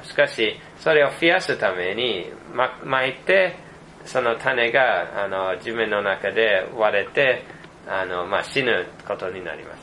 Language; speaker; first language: Japanese; non-native, fluent; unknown